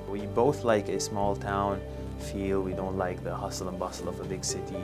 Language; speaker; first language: English; non-native, fluent; Arabic